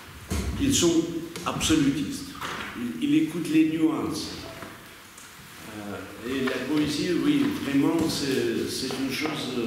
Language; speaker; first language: French; non-native, learner; Russian